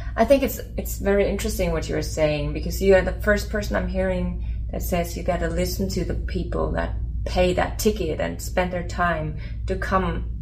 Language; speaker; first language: English; non-native, fluent; German